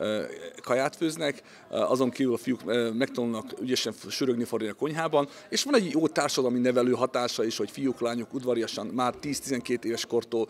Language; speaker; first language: Hungarian; native; Hungarian